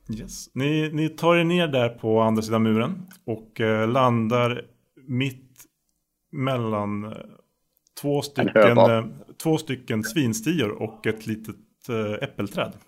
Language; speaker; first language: Swedish; native; Swedish